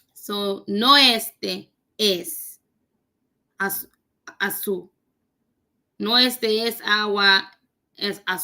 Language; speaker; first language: Spanish; non-native, learner; English